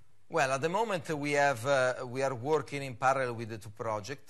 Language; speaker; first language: English; non-native, fluent; Italian